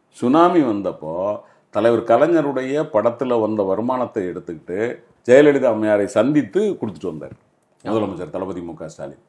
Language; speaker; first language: Tamil; native; Tamil